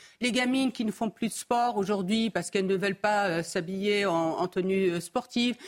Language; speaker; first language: French; early bilingual, other home language; Arabic